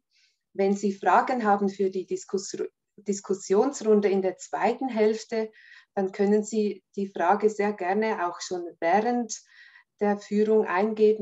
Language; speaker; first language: German; native; German